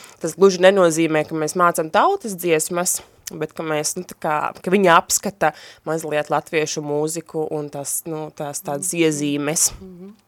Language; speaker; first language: Latvian; native; Latvian